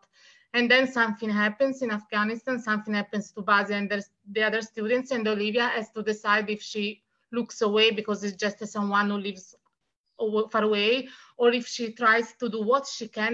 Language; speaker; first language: English; non-native, fluent; Italian